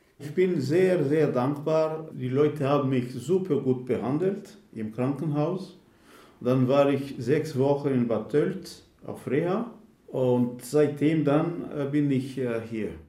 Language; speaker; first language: German; non-native, fluent; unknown